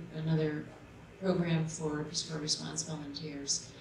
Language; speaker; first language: English; non-native, fluent; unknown